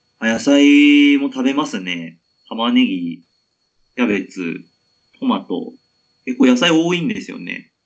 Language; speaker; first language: Japanese; native; Japanese